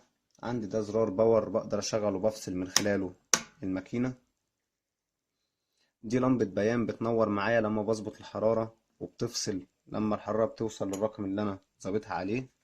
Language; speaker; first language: Arabic; native; Arabic